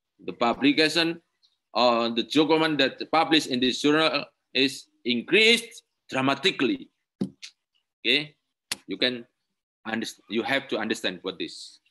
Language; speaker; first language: English; non-native, learner; Indonesian